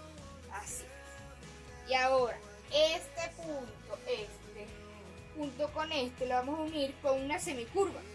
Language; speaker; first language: Spanish; native; Spanish